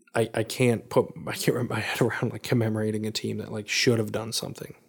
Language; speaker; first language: English; native; English